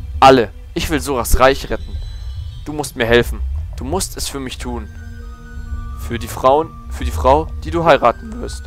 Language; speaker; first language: German; native; German